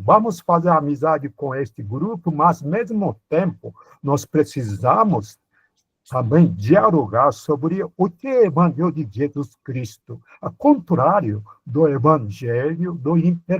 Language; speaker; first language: Portuguese; non-native, fluent; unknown